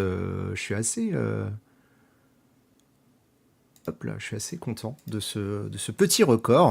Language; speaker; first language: French; native; French